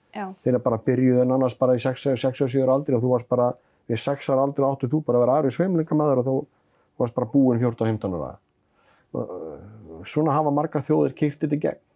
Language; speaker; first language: Icelandic; native; Icelandic